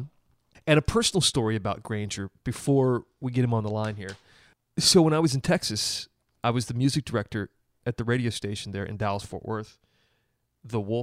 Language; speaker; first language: English; native; English